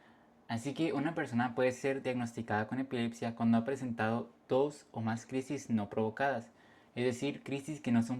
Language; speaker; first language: Spanish; native; Spanish